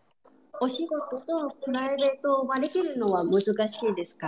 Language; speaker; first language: Japanese; non-native, fluent; Chinese